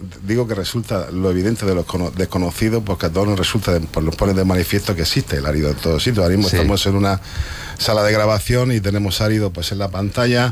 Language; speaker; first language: Spanish; native; Spanish